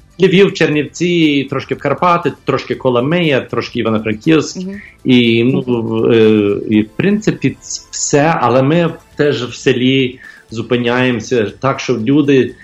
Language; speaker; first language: Ukrainian; early bilingual, heritage; Ukrainian